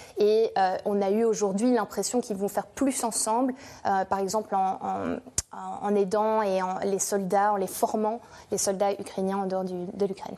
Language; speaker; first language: French; non-native, fluent; English